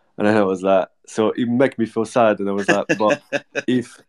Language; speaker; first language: English; non-native, fluent; French